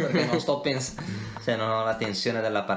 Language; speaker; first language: Italian; native; Italian